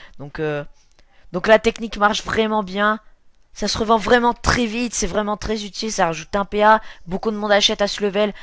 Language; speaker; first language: French; native; French